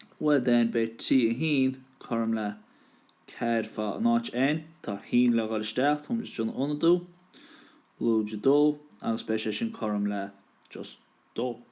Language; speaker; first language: Irish; native; Irish